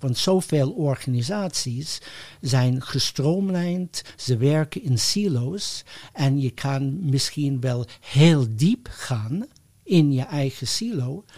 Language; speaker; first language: Dutch; non-native, fluent; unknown